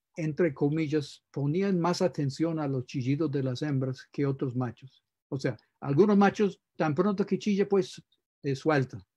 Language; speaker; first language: Spanish; non-native, fluent; English